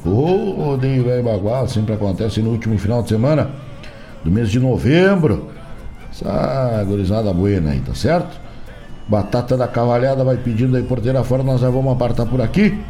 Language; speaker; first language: Portuguese; native; Portuguese